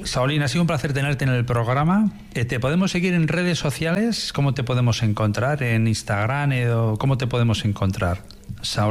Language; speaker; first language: Spanish; native; Spanish